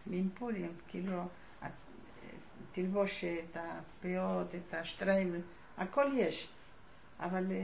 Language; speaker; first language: Hebrew; non-native, learner; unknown